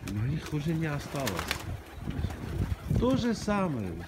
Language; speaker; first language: Russian; non-native, local second language; Armenian